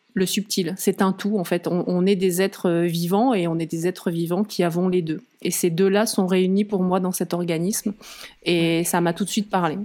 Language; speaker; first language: French; native; French